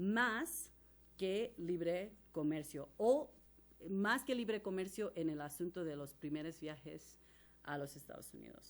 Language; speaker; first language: Spanish; non-native, fluent; English